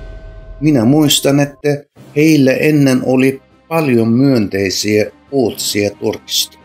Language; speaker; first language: Finnish; non-native, fluent; Turkish